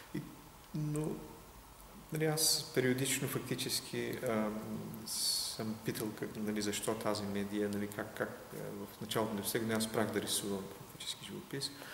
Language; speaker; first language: Bulgarian; non-native, local second language; Turkish